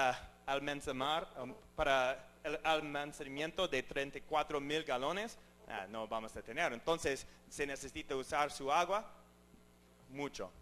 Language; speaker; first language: Spanish; non-native, learner; English